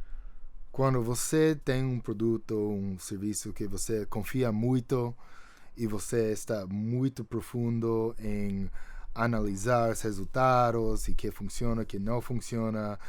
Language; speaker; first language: Portuguese; non-native, fluent; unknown